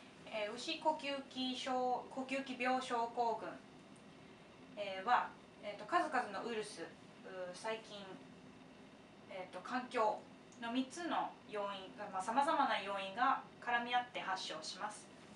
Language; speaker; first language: Japanese; native; Japanese